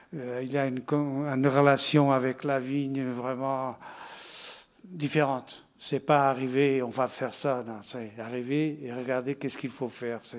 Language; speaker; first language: French; non-native, fluent; Portuguese